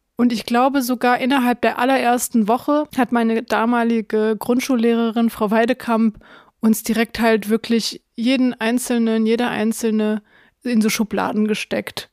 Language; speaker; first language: German; early bilingual, other home language; Russian